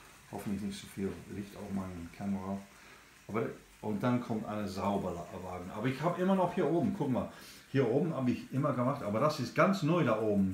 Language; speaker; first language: German; non-native, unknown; English